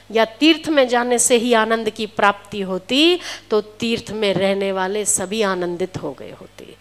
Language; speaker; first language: Hindi; non-native, local second language; Gujarati